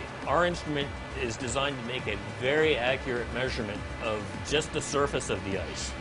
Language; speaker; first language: English; native; English